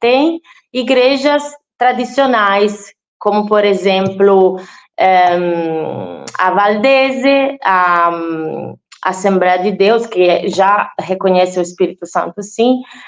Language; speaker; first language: Portuguese; non-native, fluent; Italian